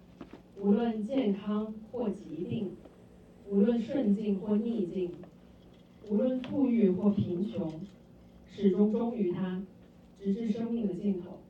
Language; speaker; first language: Chinese; native; Chinese